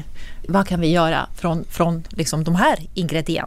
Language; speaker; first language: Swedish; non-native, fluent; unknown